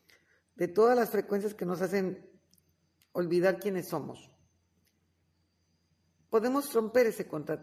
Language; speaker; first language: Spanish; native; Spanish